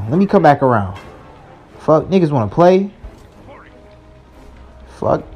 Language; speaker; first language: English; native; English